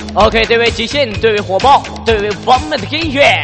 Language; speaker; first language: Chinese; native; Chinese